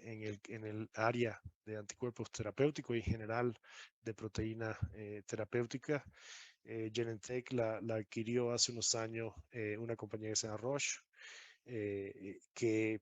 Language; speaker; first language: Spanish; native; Spanish